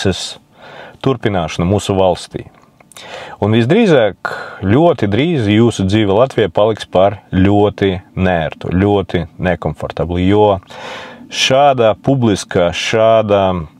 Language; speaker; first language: Latvian; non-native, local second language; Russian